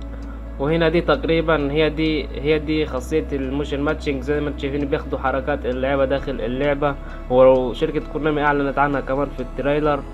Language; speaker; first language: Arabic; native; Arabic